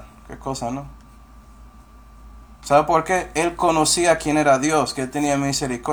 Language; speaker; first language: Spanish; non-native, fluent; English